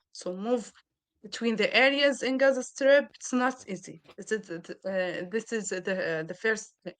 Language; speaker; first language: English; non-native, learner; Arabic